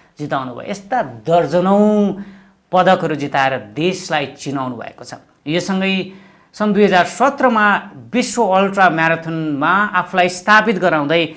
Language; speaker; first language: Nepali; native; Nepali